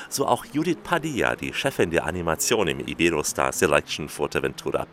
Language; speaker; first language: German; native; German